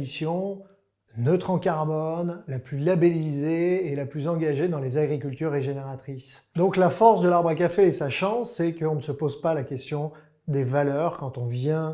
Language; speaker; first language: French; native; French